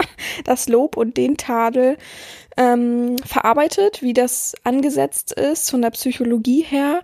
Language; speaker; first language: German; native; German